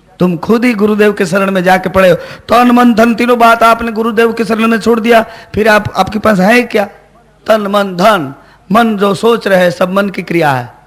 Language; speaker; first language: Hindi; non-native, local second language; Gujarati